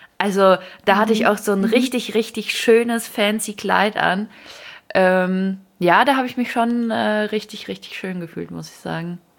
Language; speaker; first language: German; early bilingual, other home language; Ukrainian